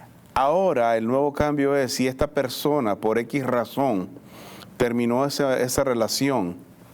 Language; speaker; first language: Spanish; native; Spanish